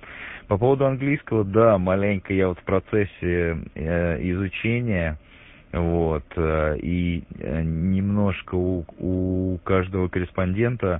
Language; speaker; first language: Russian; non-native, local second language; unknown